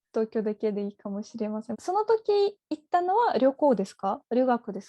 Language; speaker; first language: Japanese; non-native, fluent; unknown